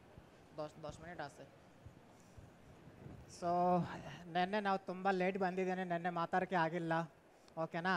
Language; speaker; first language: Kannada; non-native, local second language; Hindi